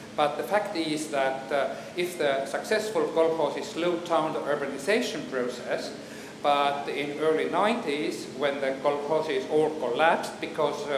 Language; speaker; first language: English; non-native, fluent; Estonian